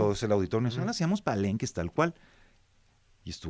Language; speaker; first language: Spanish; native; Spanish